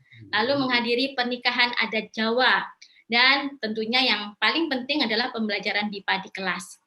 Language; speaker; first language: Indonesian; native; Indonesian